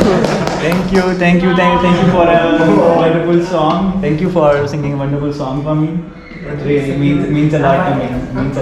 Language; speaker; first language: English; non-native, local second language; Hindi